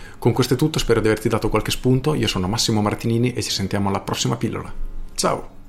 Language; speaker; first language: Italian; native; Italian